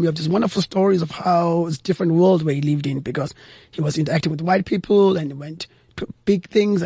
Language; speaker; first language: English; non-native, local second language; Xhosa